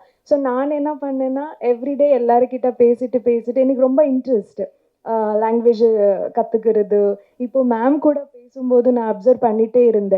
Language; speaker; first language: Tamil; non-native, learner; Kannada